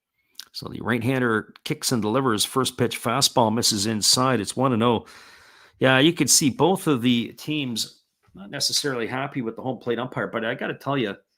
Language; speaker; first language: English; native; English